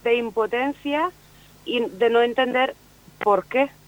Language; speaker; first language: Spanish; non-native, fluent; Ukrainian